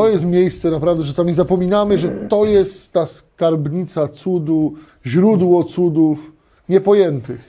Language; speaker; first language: Polish; native; Polish